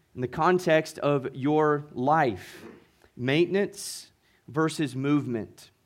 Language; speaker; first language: English; native; English